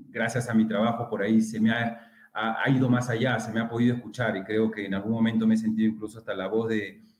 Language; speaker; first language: Spanish; native; Spanish